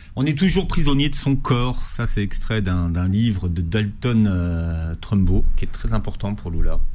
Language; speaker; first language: French; native; French